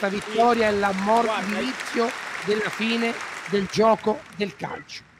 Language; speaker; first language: Italian; native; Italian